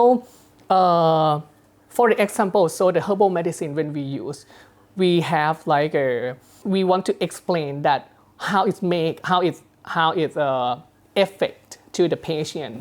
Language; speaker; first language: English; non-native, learner; Thai